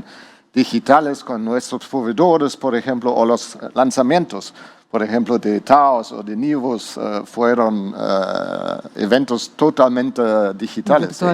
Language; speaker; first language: Spanish; non-native, learner; German